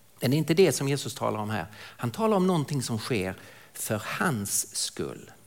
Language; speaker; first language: Swedish; native; Swedish